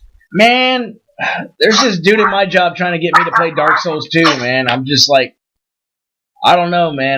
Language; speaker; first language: English; native; English